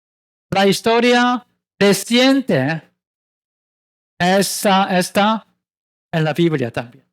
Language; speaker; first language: Spanish; non-native, learner; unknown